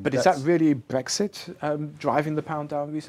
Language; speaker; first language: English; native; English